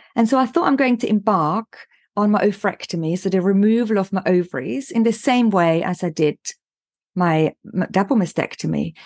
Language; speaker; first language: English; non-native, fluent; German